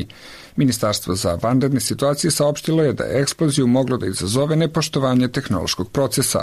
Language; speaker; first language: Croatian; native; Croatian